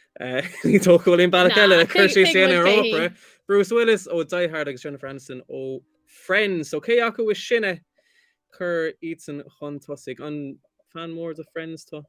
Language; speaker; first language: Irish; non-native, local second language; English